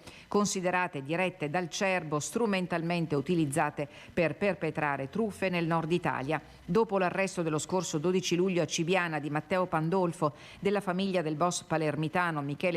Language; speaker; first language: Italian; native; Italian